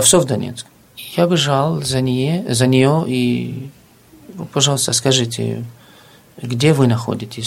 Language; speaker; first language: Russian; non-native, fluent; Arabic